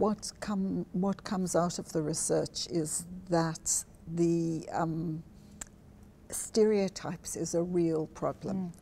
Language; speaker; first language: English; native; English